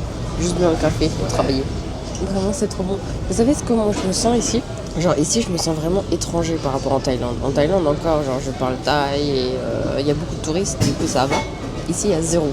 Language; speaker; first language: French; native; French